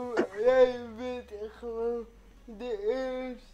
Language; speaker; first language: Dutch; early bilingual, other home language; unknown